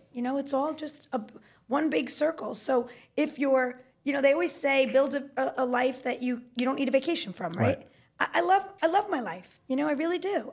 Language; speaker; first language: English; native; English